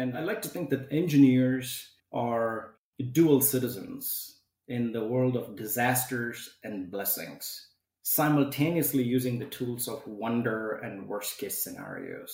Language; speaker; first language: English; non-native, local second language; Tamil